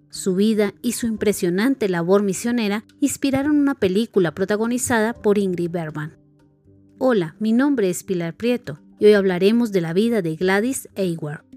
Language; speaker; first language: Spanish; native; Spanish